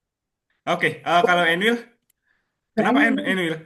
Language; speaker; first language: Indonesian; native; Indonesian